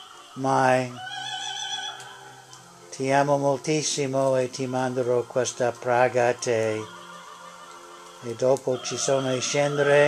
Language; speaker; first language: Italian; non-native, learner; English